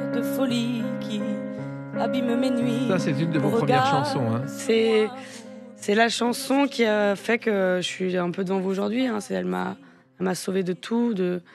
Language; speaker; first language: French; native; French